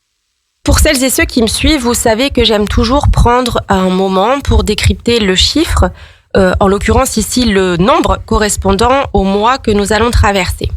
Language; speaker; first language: French; native; French